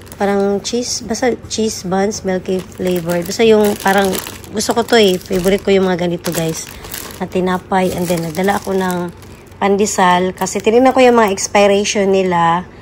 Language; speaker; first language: Filipino; native; Filipino